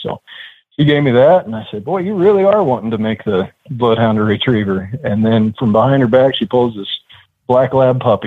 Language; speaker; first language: English; native; English